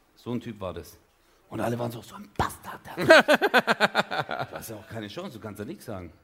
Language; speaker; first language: German; early bilingual, other home language; Turkish